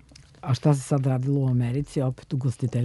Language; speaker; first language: Serbian; native; Serbian